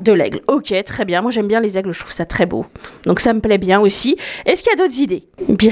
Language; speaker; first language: French; native; French